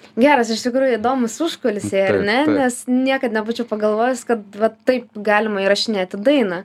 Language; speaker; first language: Lithuanian; native; Lithuanian